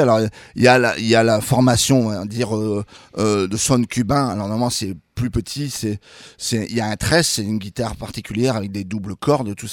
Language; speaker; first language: French; native; French